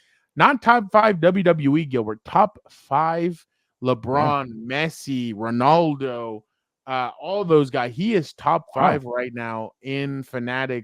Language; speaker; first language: English; native; English